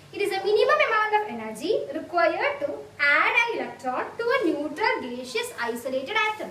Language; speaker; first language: English; non-native, local second language; Malayalam